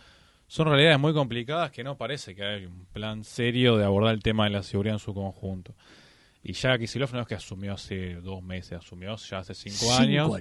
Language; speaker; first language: Spanish; native; Spanish